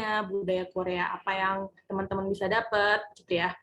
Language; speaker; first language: Indonesian; native; Indonesian